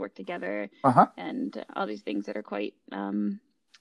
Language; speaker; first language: English; native; English